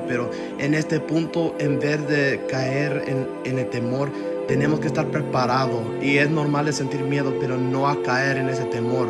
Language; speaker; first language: Spanish; early bilingual, heritage; Spanish